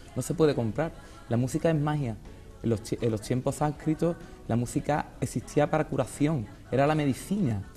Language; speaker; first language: Spanish; native; Spanish